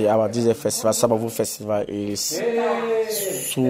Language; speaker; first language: German; non-native, learner; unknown